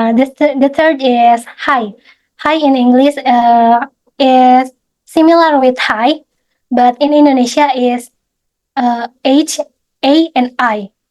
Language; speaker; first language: English; non-native, fluent; Indonesian